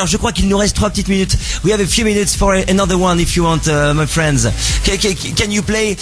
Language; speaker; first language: French; native; French